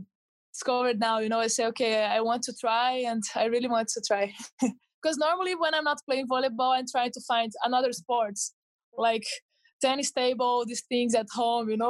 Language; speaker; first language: English; non-native, fluent; Portuguese